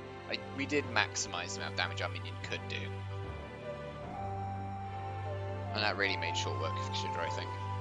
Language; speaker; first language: English; native; English